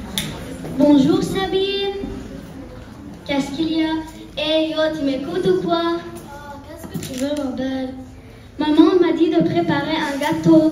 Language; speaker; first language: French; non-native, local second language; Arabic